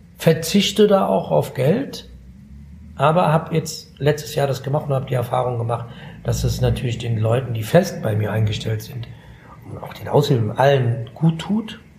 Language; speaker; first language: German; early bilingual, other home language; Arabic